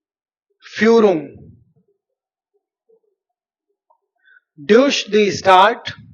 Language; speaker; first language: German; non-native, fluent; Hindi